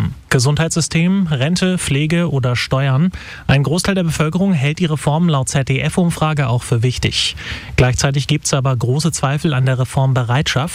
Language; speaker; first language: German; native; German